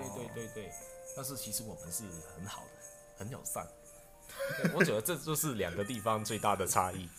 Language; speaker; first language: Chinese; non-native, local second language; Cantonese